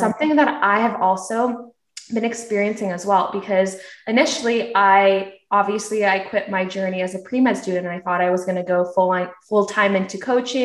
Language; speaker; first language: English; early bilingual, other home language; Korean